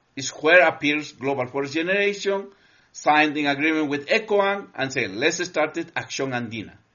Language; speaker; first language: English; non-native, learner; Spanish